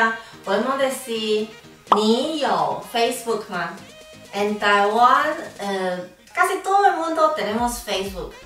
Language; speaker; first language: Spanish; non-native, fluent; Chinese